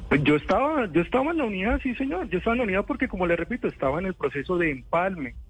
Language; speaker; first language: Spanish; native; Spanish